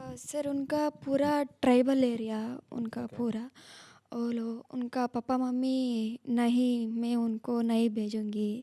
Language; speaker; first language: Hindi; non-native, local second language; Kannada